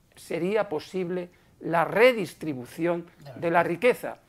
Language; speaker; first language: Spanish; native; Spanish